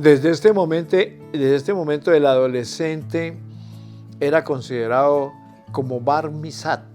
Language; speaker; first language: Spanish; native; Spanish